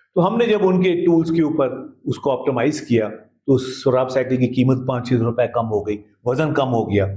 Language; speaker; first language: Urdu; native; Urdu